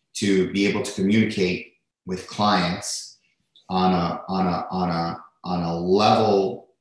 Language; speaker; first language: English; native; English